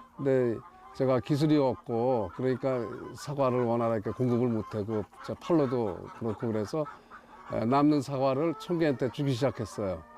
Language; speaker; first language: Korean; native; Korean